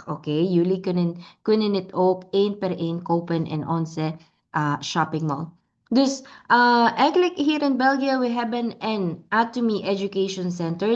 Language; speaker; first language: Dutch; non-native, learner; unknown